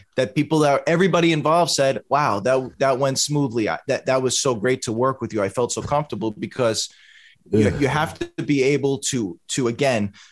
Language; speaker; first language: English; native; English